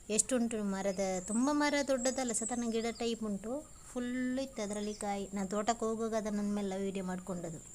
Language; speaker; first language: Kannada; non-native, local second language; Tulu